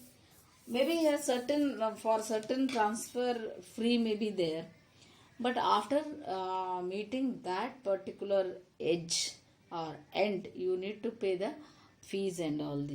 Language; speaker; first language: English; non-native, local second language; Kannada